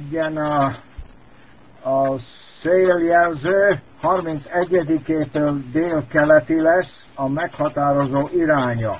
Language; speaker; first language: Hungarian; native; Hungarian